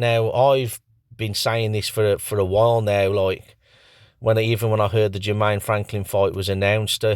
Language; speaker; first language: English; native; English